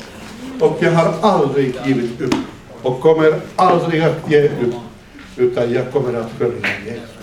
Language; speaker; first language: Swedish; non-native, fluent; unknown